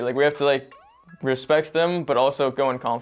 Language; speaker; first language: English; native; English